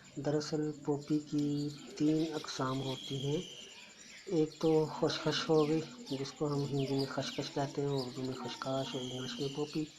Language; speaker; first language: Urdu; non-native, local second language; Punjabi